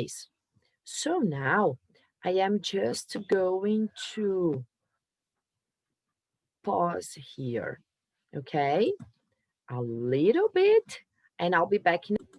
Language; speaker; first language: English; non-native, fluent; Portuguese